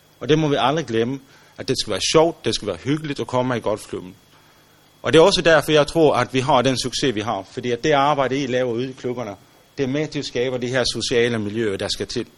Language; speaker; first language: Danish; non-native, fluent; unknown